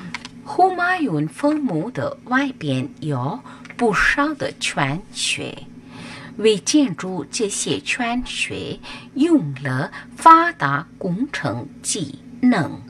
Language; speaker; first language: Chinese; non-native, fluent; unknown